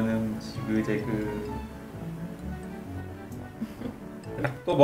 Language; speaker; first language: Korean; native; Korean